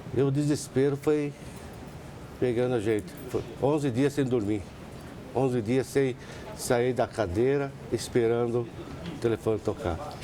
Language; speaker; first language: Portuguese; early bilingual, other home language; Japanese